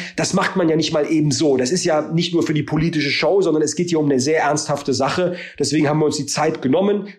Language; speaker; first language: German; native; German